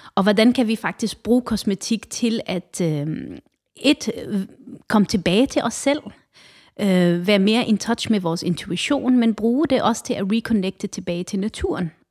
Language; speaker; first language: Danish; early bilingual, other home language; Arabic